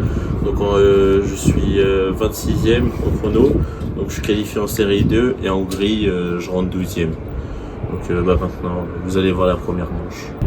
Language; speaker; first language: French; native; French